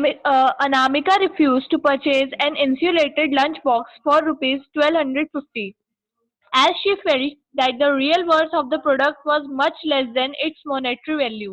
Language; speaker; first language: English; non-native, local second language; Hindi